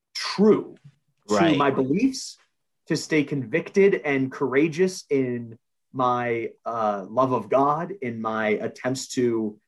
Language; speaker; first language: English; native; English